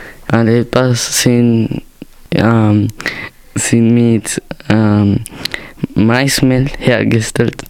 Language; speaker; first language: German; early bilingual, other home language; Spanish